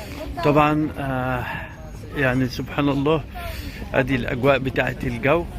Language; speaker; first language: Arabic; native; Arabic